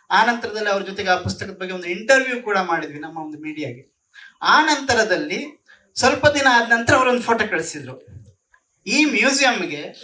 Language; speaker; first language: Kannada; native; Kannada